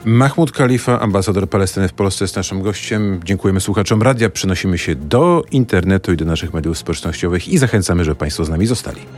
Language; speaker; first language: Polish; native; Polish